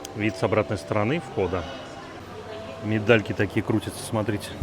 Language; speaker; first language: Russian; native; Russian